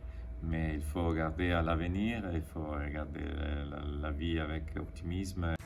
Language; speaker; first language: French; non-native, fluent; Italian